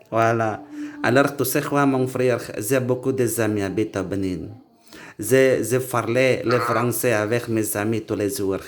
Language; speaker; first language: French; non-native, learner; Indonesian